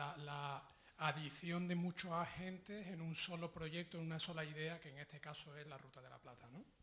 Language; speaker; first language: Spanish; native; Spanish